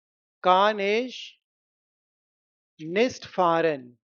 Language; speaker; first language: German; non-native, fluent; Hindi